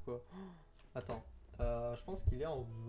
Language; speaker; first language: French; native; French